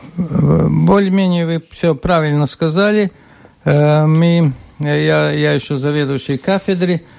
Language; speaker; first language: Russian; non-native, local second language; Latvian